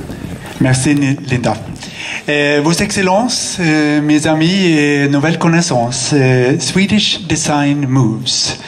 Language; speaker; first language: French; non-native, fluent; Swedish